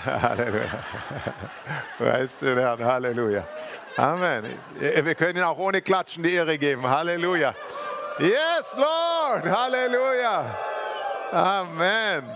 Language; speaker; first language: German; native; German